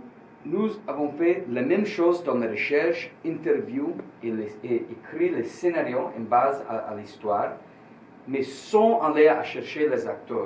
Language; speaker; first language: French; non-native, learner; Italian